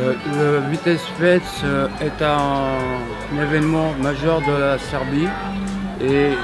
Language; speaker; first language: French; native; French